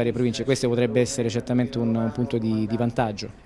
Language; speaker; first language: Italian; native; Italian